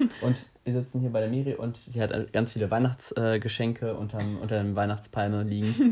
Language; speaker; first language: German; native; German